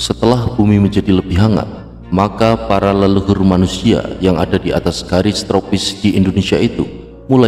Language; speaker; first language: Indonesian; native; Indonesian